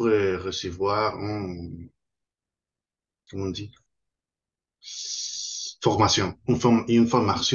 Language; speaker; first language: French; non-native, fluent; Spanish